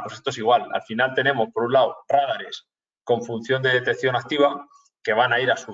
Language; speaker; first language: Spanish; native; Spanish